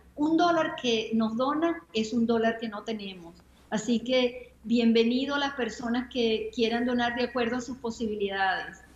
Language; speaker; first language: Spanish; native; Spanish